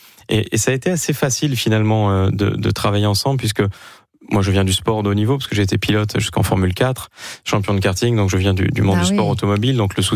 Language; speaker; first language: French; native; French